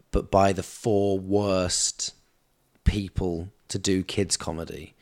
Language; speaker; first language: English; native; English